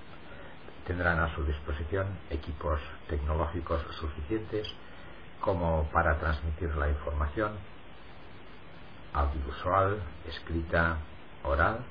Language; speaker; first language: Spanish; native; Spanish